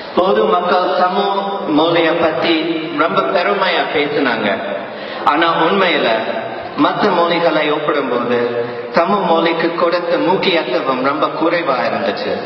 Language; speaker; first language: Tamil; non-native, fluent; English